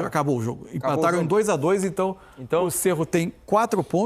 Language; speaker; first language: Portuguese; native; Portuguese